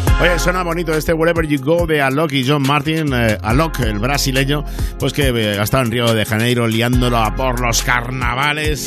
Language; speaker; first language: Spanish; native; Spanish